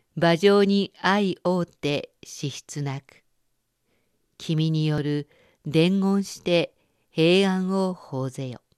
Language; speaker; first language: Japanese; native; Japanese